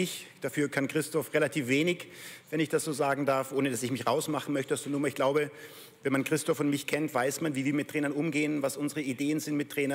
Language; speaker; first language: German; native; German